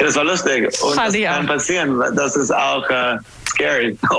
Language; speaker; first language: German; non-native, learner; English